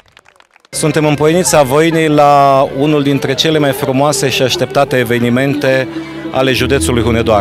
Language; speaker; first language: Romanian; native; Romanian